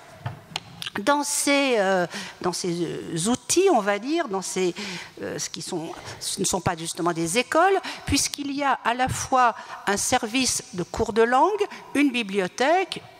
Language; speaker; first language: French; native; French